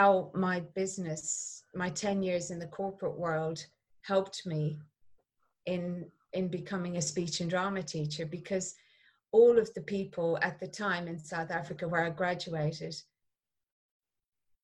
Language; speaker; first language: English; native; English